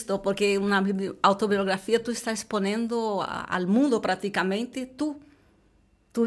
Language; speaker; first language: Spanish; non-native, fluent; Portuguese